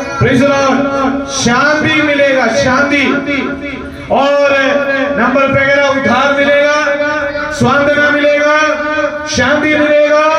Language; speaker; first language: Hindi; non-native, local second language; Malayalam